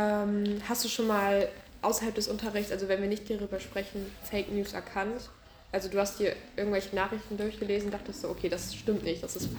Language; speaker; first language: German; native; German